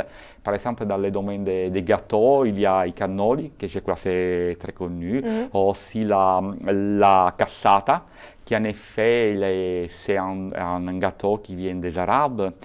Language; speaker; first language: French; non-native, fluent; Italian